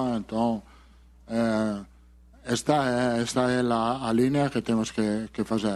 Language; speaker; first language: Portuguese; non-native, learner; Italian